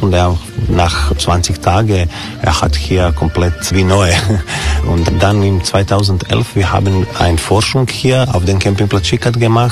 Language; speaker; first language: German; non-native, learner; Croatian